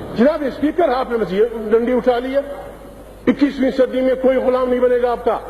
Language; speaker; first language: Urdu; non-native, local second language; Pashto